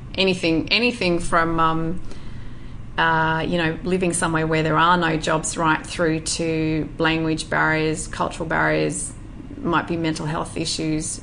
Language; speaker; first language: English; native; English